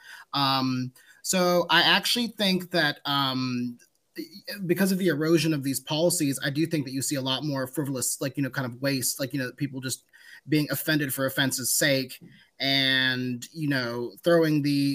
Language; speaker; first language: English; native; English